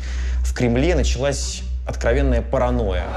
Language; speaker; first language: Russian; native; Russian